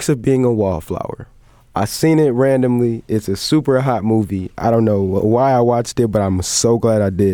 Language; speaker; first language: English; native; English